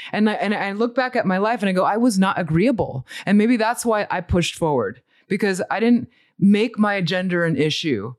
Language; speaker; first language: English; early bilingual, other home language; Spanish